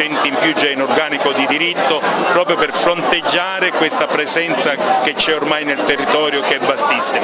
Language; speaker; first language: Italian; native; Italian